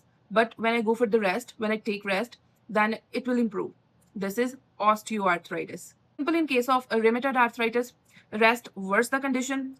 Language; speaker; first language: English; non-native, local second language; Punjabi